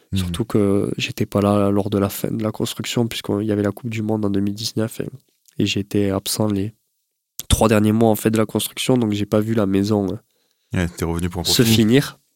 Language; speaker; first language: French; native; French